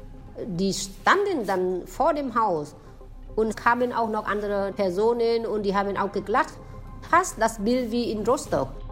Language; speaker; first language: German; non-native, fluent; Vietnamese